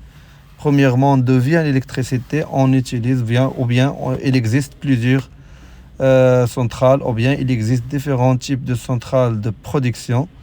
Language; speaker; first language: French; non-native, local second language; Arabic